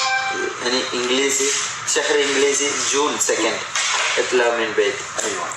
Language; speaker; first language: Arabic; non-native, learner; Malayalam